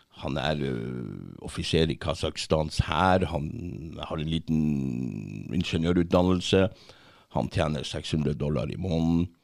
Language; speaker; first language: Norwegian; native; Norwegian